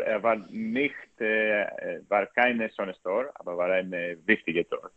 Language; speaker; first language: German; non-native, learner; Greek